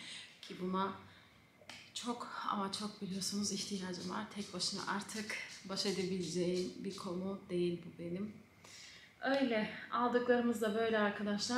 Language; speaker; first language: Turkish; native; Turkish